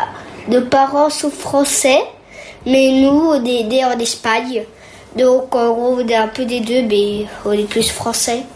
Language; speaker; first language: French; early bilingual, heritage; French